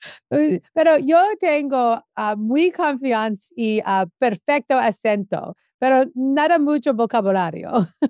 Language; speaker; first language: Spanish; non-native, learner; English